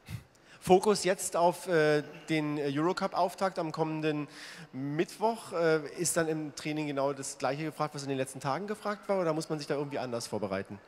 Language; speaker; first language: German; native; German